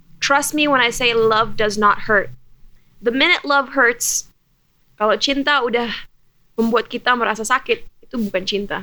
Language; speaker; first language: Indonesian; early bilingual, heritage; German